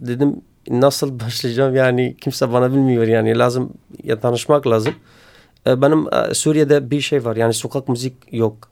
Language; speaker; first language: Turkish; non-native, learner; Kurdish